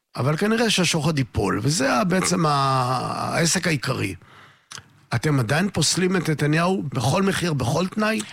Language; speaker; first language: Hebrew; native; Hebrew